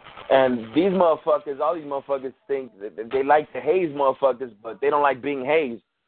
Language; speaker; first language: English; early bilingual, other home language; Spanish